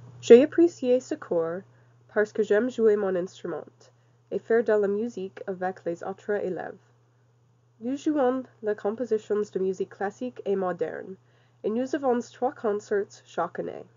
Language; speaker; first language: French; non-native, learner; English